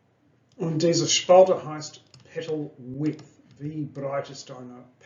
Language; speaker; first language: German; non-native, fluent; English